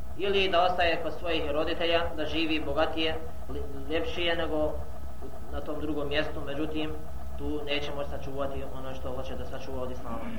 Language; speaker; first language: Bosnian; non-native, fluent; Arabic